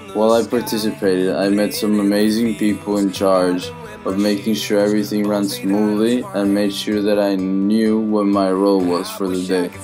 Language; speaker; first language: English; non-native, fluent; Spanish